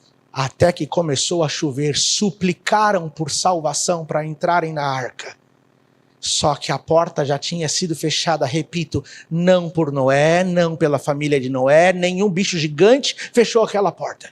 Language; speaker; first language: Portuguese; native; Portuguese